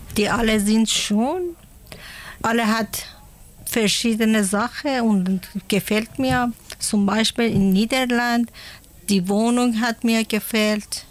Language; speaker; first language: German; non-native, learner; Persian